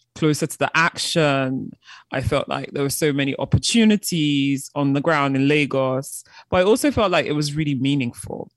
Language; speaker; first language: English; early bilingual, other home language; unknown